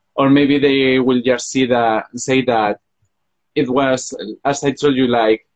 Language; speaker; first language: English; non-native, fluent; Spanish